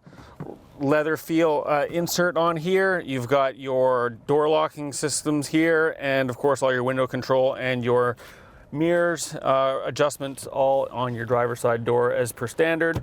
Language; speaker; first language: English; native; English